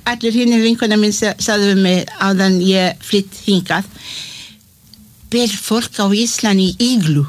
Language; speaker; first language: Icelandic; non-native, learner; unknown